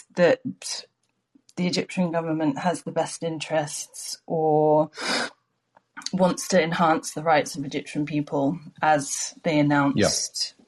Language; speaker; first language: English; native; English